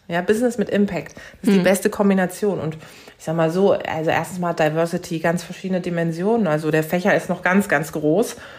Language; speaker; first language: German; early bilingual, other home language; Turkish